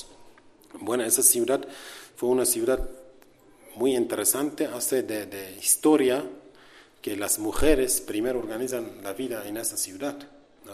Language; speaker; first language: Spanish; non-native, learner; Kurdish